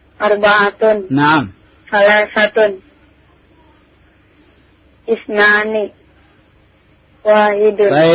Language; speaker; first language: Arabic; non-native, learner; Indonesian